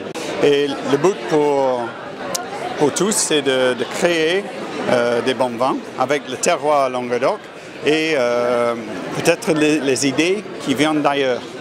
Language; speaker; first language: French; non-native, fluent; English